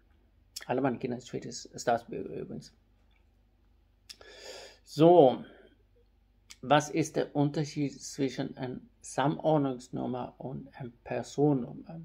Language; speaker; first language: German; non-native, fluent; Swedish